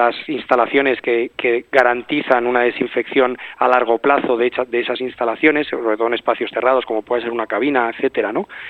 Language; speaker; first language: Spanish; native; Spanish